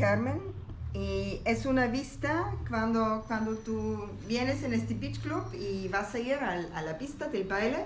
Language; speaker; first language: Spanish; non-native, learner; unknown